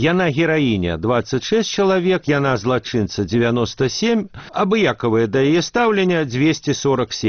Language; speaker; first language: Belarusian; native; Belarusian